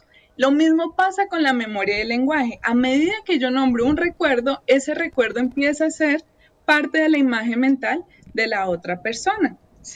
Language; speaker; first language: Spanish; native; Spanish